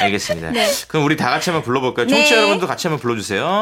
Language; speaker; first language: Korean; native; Korean